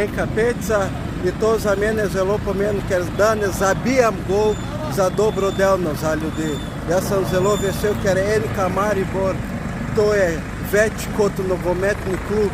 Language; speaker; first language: Slovenian; non-native, fluent; Portuguese